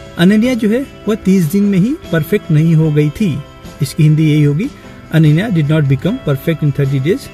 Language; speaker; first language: Hindi; native; Hindi